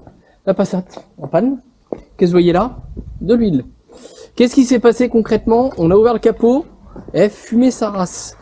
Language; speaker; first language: French; native; French